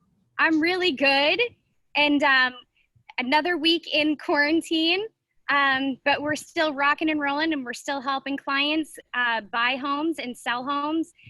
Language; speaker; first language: English; native; English